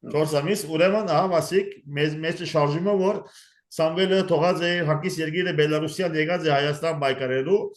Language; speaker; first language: Armenian; early bilingual, heritage; Armenian